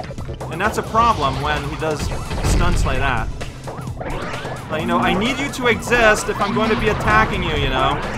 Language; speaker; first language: English; native; English